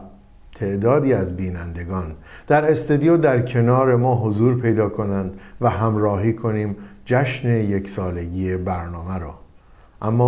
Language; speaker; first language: Persian; native; Persian